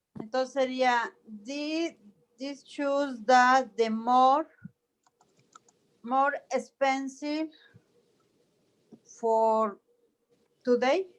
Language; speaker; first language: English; non-native, learner; Spanish